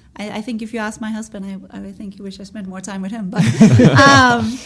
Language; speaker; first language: English; non-native, fluent; Danish